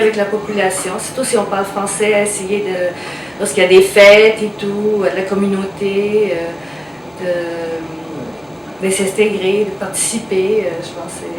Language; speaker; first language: French; native; French